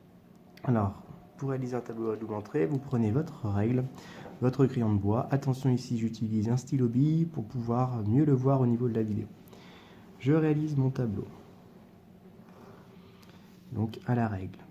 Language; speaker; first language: French; native; French